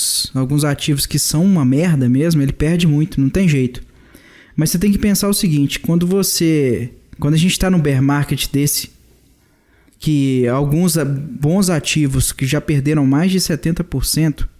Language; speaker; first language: Portuguese; native; Portuguese